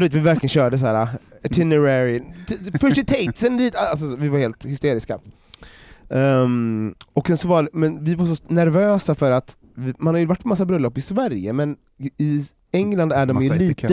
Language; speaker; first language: Swedish; native; Swedish